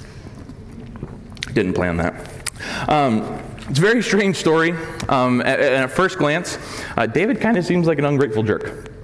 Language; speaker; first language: English; native; English